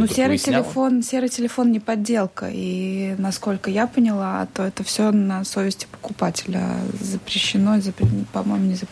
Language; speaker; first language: Russian; native; Russian